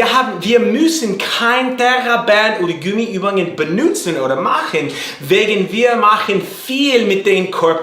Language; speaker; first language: German; non-native, learner; English